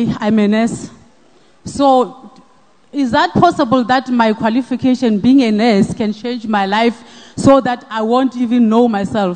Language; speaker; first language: English; non-native, local second language; Northern Sotho